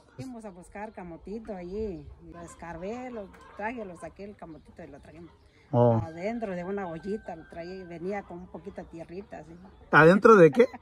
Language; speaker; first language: Spanish; non-native, local second language; Mixtepec Mixtec